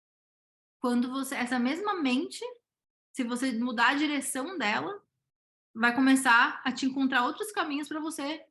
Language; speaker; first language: Portuguese; native; Portuguese